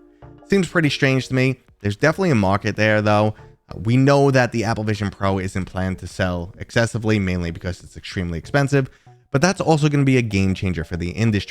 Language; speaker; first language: English; native; English